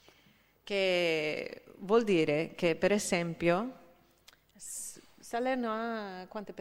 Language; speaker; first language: Italian; non-native, fluent; English